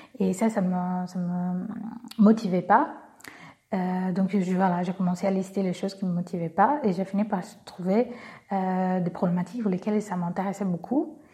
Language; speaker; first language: French; non-native, fluent; Portuguese